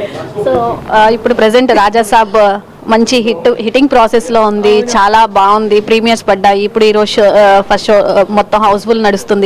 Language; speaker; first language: Telugu; native; Telugu